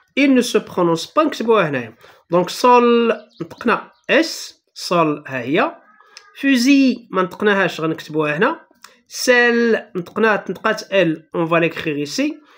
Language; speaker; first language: French; non-native, local second language; Arabic